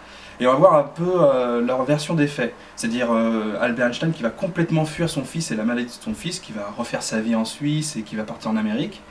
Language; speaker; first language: French; native; French